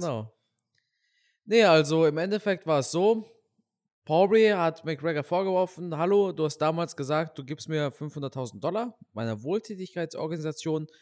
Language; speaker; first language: German; native; German